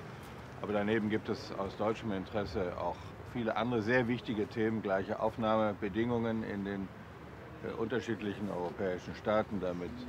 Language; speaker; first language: German; native; German